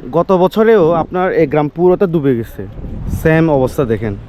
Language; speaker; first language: Bangla; native; Bangla